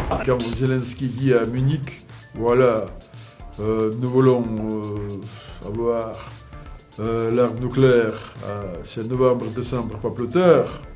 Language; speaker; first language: French; non-native, fluent; Russian